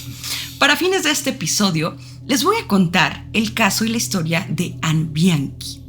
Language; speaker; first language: Spanish; native; Spanish